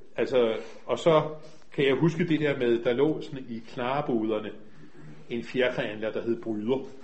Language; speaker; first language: Danish; native; Danish